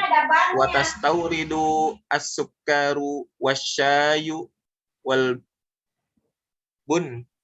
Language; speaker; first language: Arabic; non-native, learner; Indonesian